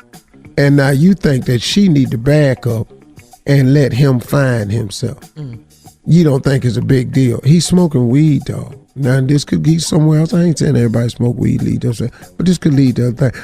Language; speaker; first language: English; native; English